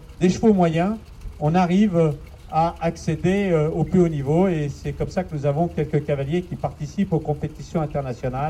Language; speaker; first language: French; native; French